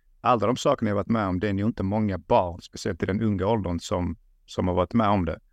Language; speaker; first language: Swedish; early bilingual, other home language; Russian